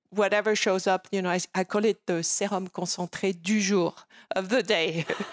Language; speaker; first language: English; non-native, fluent; French